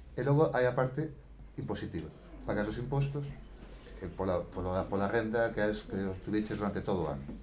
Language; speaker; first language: Galician; native; Galician